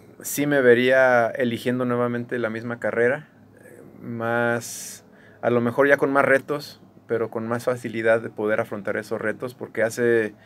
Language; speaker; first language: Spanish; native; Spanish